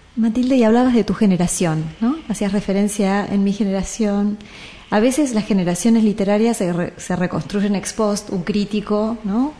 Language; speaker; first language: Spanish; native; Spanish